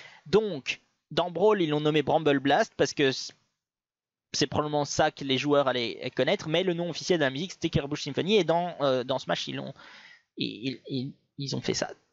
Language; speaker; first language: French; native; French